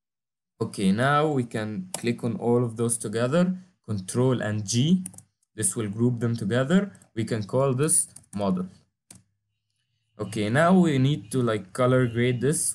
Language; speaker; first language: English; non-native, fluent; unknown